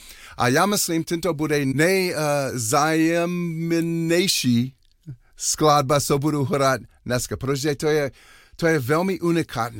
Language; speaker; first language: Czech; non-native, learner; English